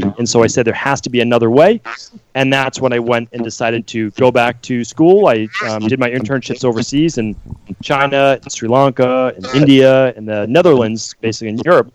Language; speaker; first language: English; native; English